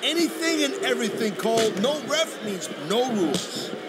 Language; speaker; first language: English; native; English